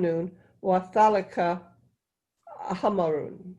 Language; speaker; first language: Arabic; non-native, learner; English